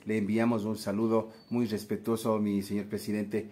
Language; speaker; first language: Spanish; native; Spanish